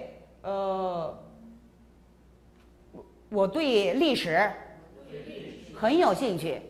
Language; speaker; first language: Chinese; non-native, fluent; Korean